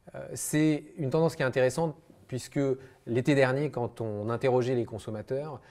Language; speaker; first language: French; native; French